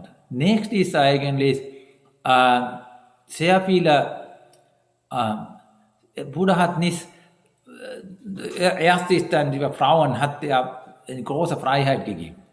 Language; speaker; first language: German; non-native, fluent; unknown